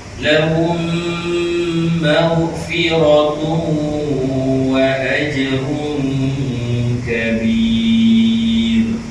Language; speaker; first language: Malay; native; Malay